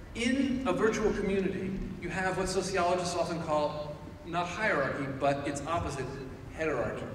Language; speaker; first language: English; native; English